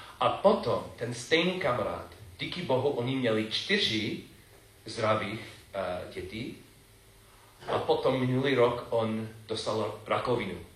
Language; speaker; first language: Czech; non-native, fluent; English